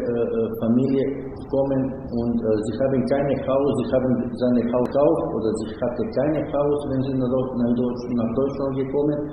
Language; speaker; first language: German; non-native, learner; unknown